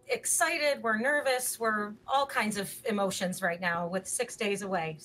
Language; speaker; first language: English; native; English